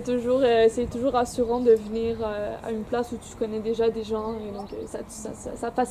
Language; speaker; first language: French; native; French